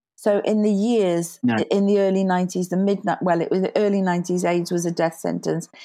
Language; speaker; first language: English; native; English